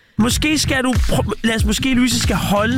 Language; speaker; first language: Danish; native; Danish